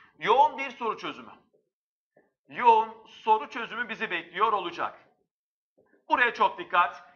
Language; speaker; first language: Turkish; native; Turkish